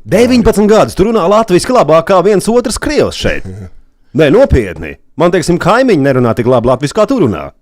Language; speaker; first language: Latvian; native; Latvian